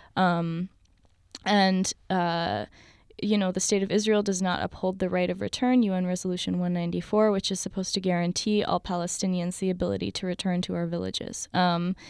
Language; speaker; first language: English; native; English